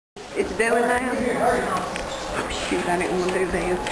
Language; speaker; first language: English; native; English